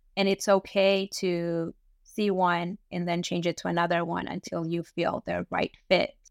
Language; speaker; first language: English; early bilingual, other home language; Persian